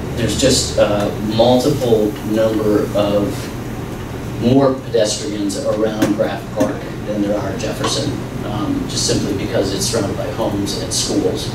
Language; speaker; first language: English; native; English